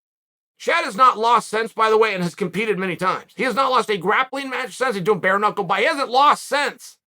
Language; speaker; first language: English; native; English